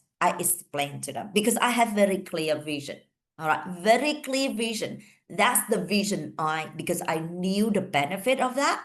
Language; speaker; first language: English; non-native, fluent; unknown